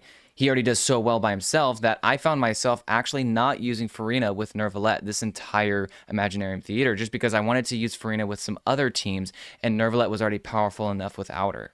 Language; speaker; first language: English; native; English